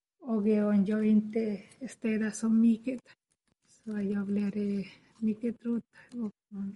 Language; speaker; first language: Swedish; non-native, learner; Spanish